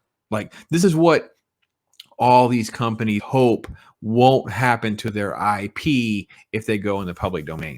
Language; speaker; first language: English; native; English